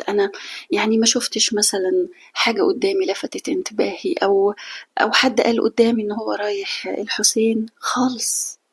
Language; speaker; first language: Arabic; native; Arabic